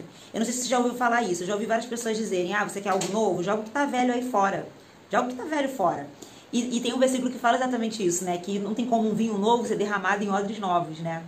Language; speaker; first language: Portuguese; native; Portuguese